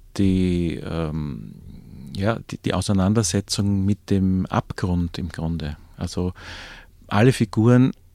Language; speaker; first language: German; native; German